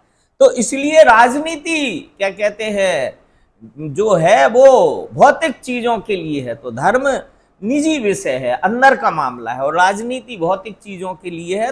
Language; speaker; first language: Hindi; native; Hindi